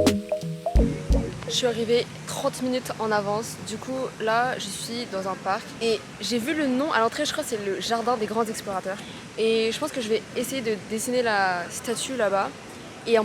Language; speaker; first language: French; native; French